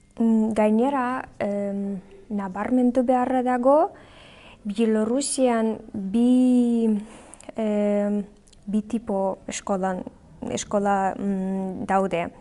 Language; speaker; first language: Basque; non-native, learner; Belarusian